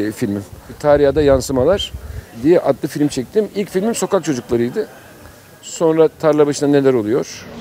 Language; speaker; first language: Turkish; native; Turkish